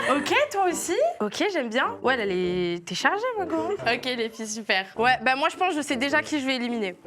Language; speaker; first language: French; native; French